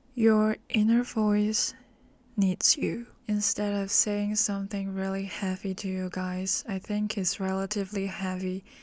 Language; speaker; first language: English; non-native, local second language; Cantonese